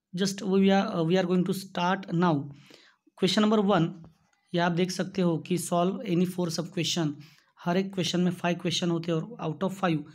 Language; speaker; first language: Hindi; non-native, local second language; Marathi